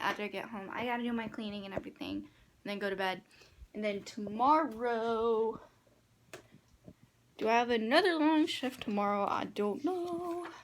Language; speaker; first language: English; native; English